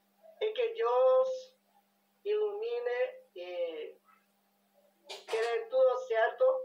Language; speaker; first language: Spanish; non-native, learner; Portuguese